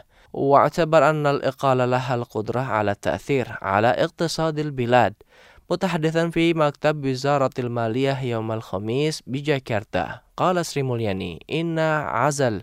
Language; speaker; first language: Arabic; non-native, fluent; Indonesian